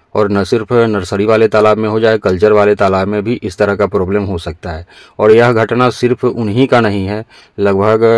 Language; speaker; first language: Hindi; native; Hindi